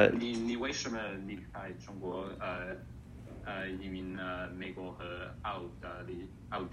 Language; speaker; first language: Chinese; early bilingual, heritage; English